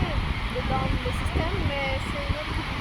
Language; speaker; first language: French; non-native, learner; Portuguese